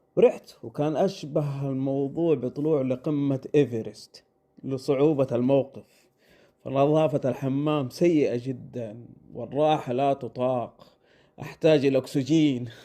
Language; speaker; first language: Egyptian Arabic; non-native, learner; Arabic